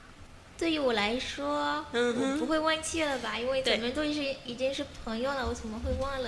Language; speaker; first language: Chinese; non-native, fluent; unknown